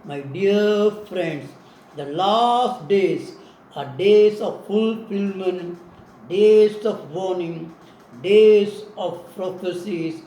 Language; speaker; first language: English; non-native, local second language; Tamil